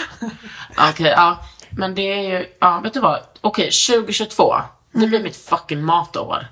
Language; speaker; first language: Swedish; native; Swedish